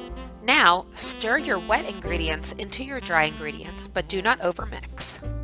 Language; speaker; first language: English; native; English